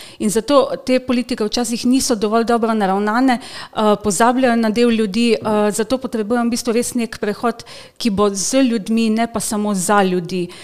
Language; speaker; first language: Slovenian; native; Slovenian